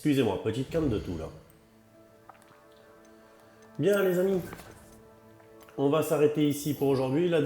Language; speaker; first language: French; native; French